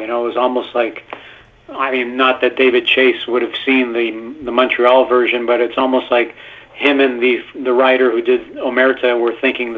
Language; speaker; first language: English; non-native, fluent; Italian